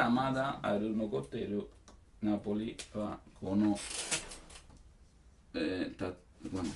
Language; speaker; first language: Japanese; non-native, learner; Italian